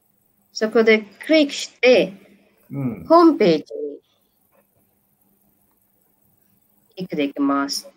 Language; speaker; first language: Japanese; non-native, learner; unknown